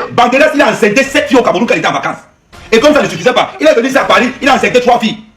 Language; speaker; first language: French; non-native, local second language; Lingala